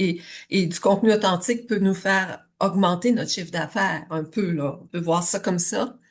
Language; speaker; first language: French; native; French